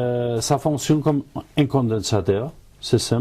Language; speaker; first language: French; non-native, fluent; Spanish